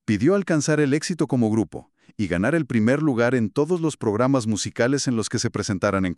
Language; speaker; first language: Spanish; native; Spanish